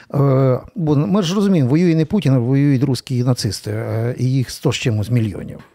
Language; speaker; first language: Ukrainian; native; Ukrainian